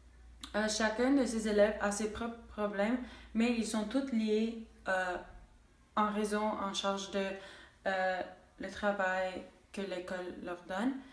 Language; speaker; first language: French; non-native, local second language; English